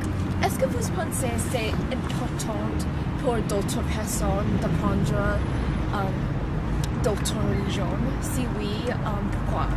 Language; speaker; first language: French; non-native, learner; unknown